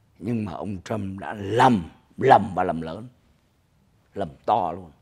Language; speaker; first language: Vietnamese; native; Vietnamese